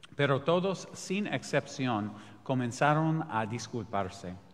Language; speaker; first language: Spanish; non-native, fluent; English